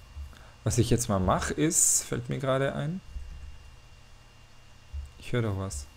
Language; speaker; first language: German; native; German